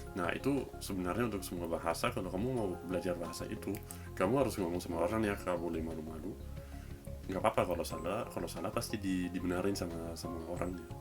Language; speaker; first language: Indonesian; non-native, fluent; German